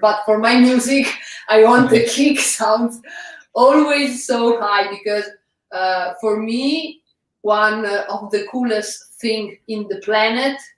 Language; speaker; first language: English; non-native, fluent; Italian